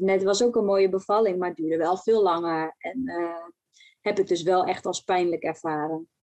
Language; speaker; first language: Dutch; native; Dutch